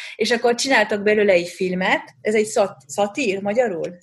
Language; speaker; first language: Hungarian; non-native, fluent; French